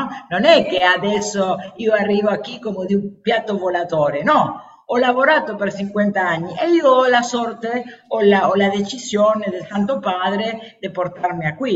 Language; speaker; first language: Italian; non-native, learner; Spanish